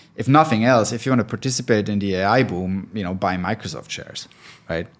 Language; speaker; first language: English; non-native, fluent; German